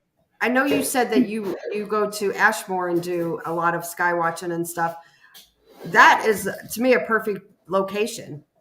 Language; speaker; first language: English; native; English